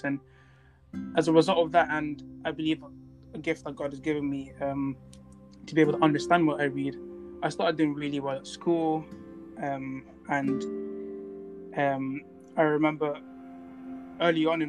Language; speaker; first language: English; non-native, local second language; Tswana